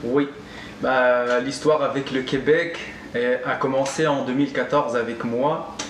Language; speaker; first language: French; non-native, local second language; Arabic